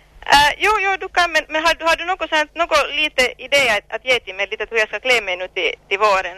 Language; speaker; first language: Swedish; non-native, learner; Finnish